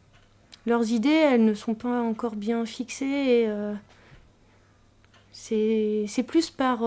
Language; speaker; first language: French; native; French